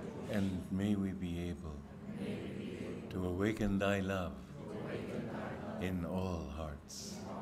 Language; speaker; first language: English; native; English